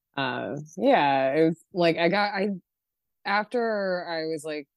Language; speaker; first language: English; native; English